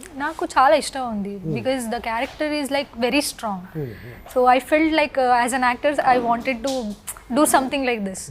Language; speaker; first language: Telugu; non-native, learner; Hindi